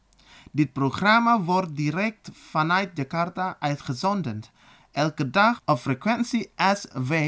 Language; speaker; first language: Dutch; non-native, learner; Indonesian